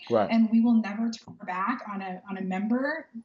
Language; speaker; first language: English; native; English